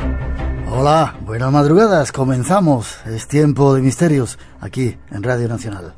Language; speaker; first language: Spanish; native; Spanish